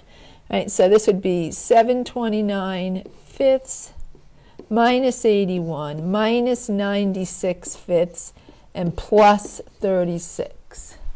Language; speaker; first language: English; native; English